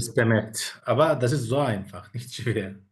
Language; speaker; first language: German; non-native, fluent; Turkish